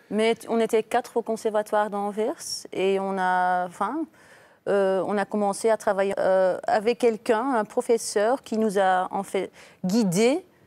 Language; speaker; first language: French; non-native, local second language; Dutch